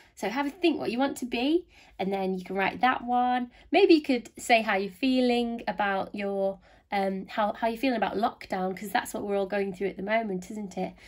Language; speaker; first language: English; native; English